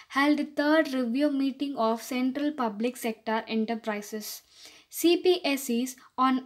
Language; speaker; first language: English; non-native, local second language; Tamil